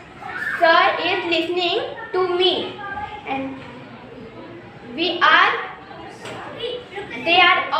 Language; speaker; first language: English; non-native, learner; Hindi